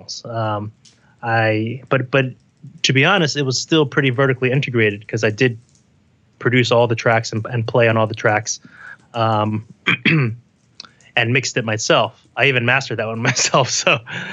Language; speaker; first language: English; native; English